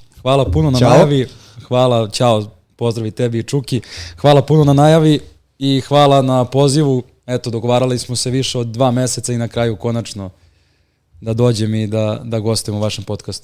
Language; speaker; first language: Serbian; native; Serbian